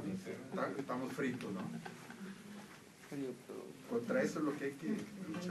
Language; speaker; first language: Spanish; native; Spanish